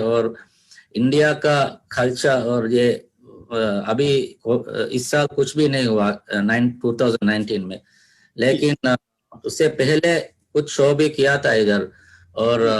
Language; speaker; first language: Hindi; non-native, learner; Divehi